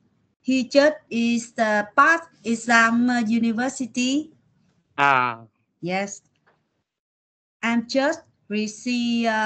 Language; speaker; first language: English; non-native, learner; Vietnamese